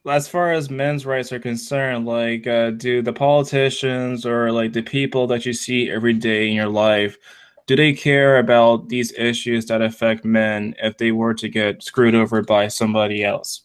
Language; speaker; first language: English; native; English